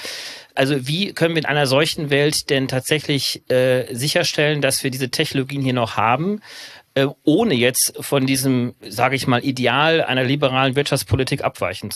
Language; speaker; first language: German; native; German